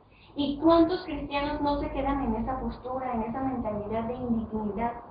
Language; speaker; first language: Spanish; native; Spanish